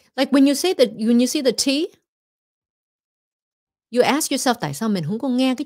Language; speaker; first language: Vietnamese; early bilingual, heritage; Vietnamese